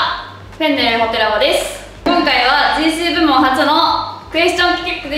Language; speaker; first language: Japanese; native; Japanese